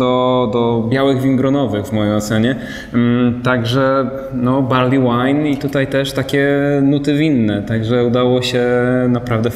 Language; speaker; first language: Polish; native; Polish